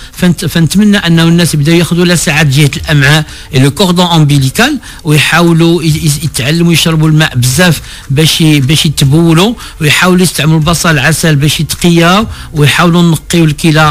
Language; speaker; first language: Arabic; native; Arabic